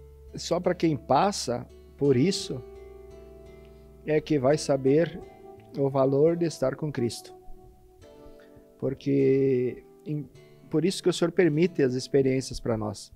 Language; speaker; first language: Portuguese; native; Portuguese